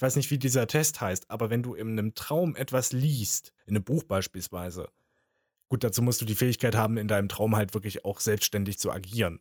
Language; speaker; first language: German; native; German